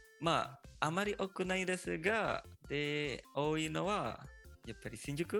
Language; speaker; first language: Japanese; non-native, fluent; Indonesian